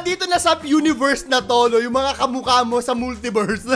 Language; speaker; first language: Filipino; native; Filipino